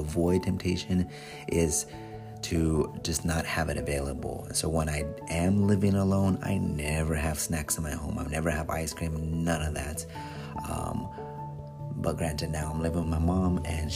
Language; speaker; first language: English; native; English